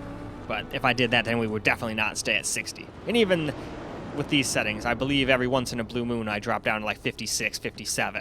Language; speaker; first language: English; native; English